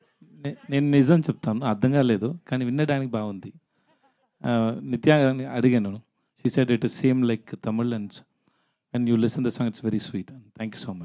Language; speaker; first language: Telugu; non-native, learner; Tamil